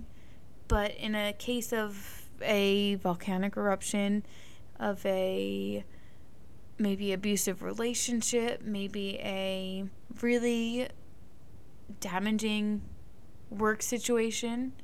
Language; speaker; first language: English; native; English